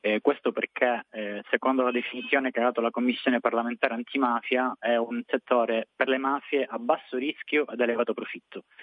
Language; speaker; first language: Italian; native; Italian